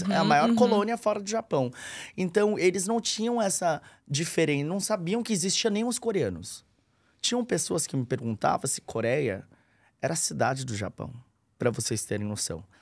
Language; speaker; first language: Portuguese; early bilingual, other home language; Korean